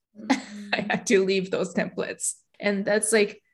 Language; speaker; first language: English; non-native, fluent; Japanese